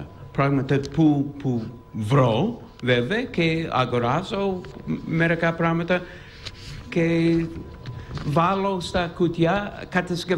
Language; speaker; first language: Greek; non-native, learner; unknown